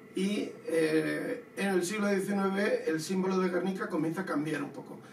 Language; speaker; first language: Spanish; non-native, local second language; Basque